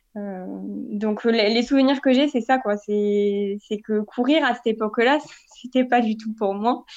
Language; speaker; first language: French; native; French